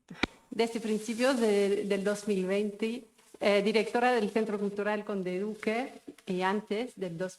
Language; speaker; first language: Spanish; non-native, fluent; German